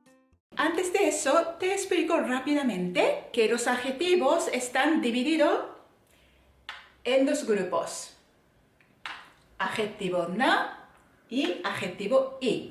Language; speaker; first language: Spanish; non-native, fluent; Japanese